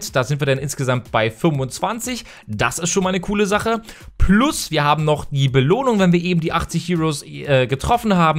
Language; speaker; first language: German; native; German